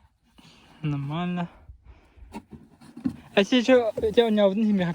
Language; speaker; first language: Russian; non-native, local second language; Yakut